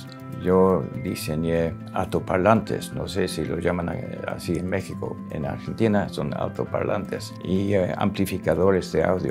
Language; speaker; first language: Spanish; non-native, local second language; English